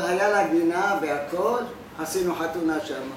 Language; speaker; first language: Hebrew; non-native, fluent; Arabic